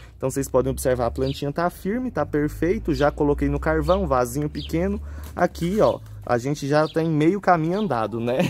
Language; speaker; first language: Portuguese; native; Portuguese